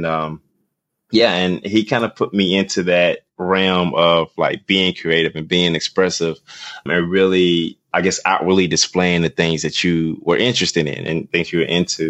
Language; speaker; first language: English; native; English